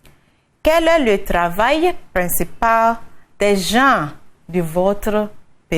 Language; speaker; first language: French; non-native, fluent; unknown